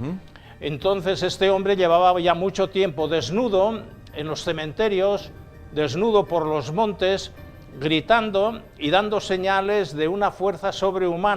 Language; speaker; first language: Spanish; native; Spanish